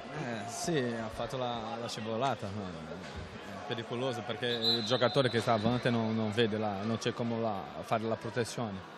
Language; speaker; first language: Italian; non-native, fluent; Portuguese